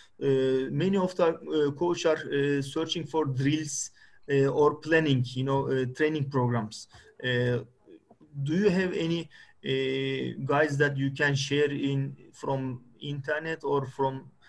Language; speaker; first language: English; non-native, fluent; Turkish